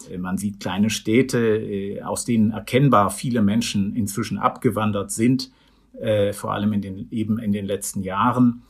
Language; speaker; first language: German; native; German